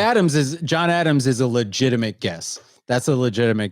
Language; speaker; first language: English; native; English